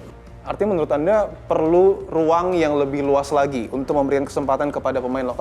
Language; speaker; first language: Indonesian; native; Indonesian